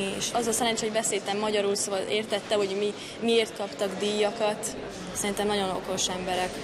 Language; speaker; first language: Hungarian; early bilingual, heritage; English